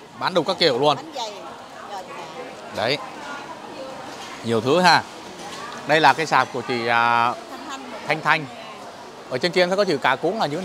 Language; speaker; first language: Vietnamese; native; Vietnamese